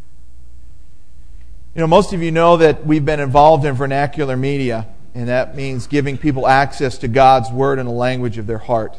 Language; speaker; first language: English; native; English